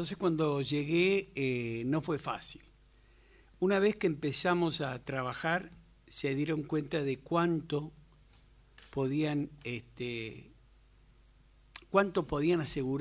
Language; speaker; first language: Spanish; native; Spanish